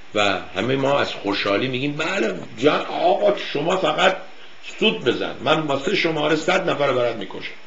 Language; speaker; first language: Persian; native; Persian